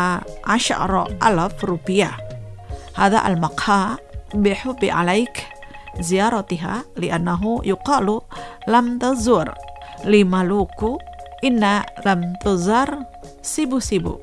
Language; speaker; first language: Arabic; non-native, fluent; Indonesian